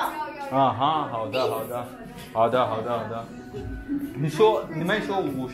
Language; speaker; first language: Chinese; non-native, learner; Rundi